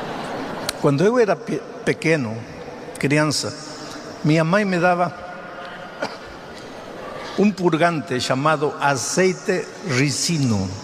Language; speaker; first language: Portuguese; non-native, fluent; Spanish